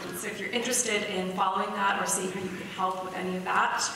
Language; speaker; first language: English; native; English